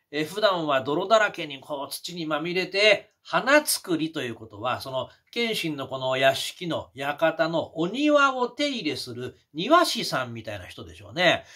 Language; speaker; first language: Japanese; native; Japanese